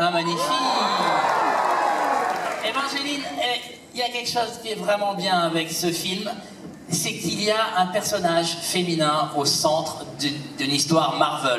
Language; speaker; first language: French; native; French